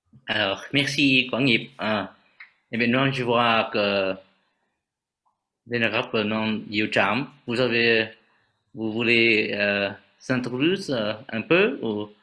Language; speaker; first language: French; non-native, fluent; Vietnamese